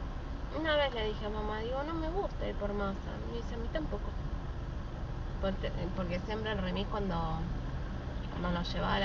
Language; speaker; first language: Spanish; native; Spanish